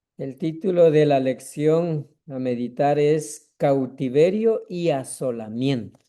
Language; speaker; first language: Spanish; non-native, local second language; Kʼicheʼ